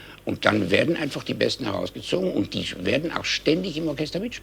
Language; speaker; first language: German; native; German